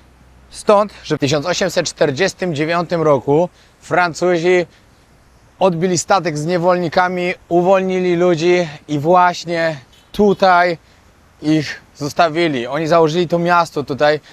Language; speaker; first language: Polish; native; Polish